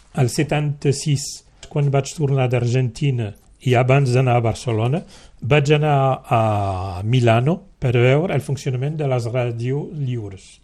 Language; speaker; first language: Catalan; non-native, local second language; French